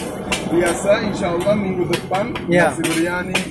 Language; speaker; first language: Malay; non-native, fluent; Turkish